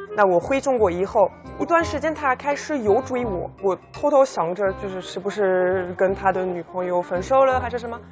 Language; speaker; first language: Chinese; non-native, fluent; French